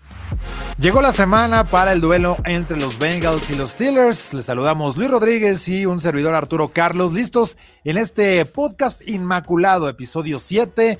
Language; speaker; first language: Spanish; native; Spanish